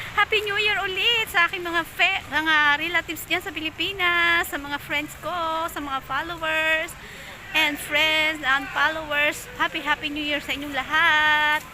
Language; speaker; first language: Filipino; native; Filipino